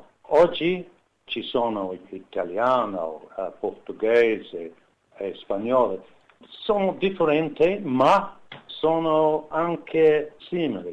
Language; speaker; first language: Italian; non-native, learner; English